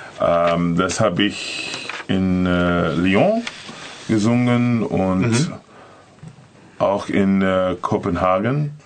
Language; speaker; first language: German; non-native, learner; English